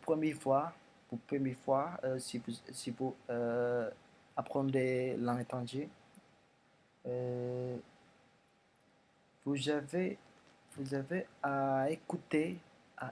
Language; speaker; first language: French; non-native, learner; Indonesian